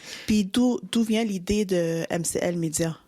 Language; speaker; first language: French; native; French